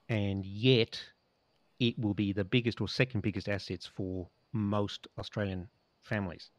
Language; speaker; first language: English; native; English